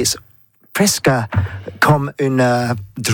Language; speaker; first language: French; non-native, learner; English